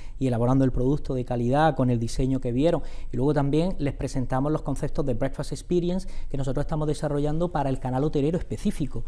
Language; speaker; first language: Spanish; native; Spanish